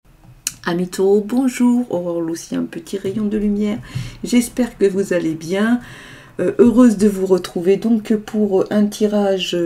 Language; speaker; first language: French; native; French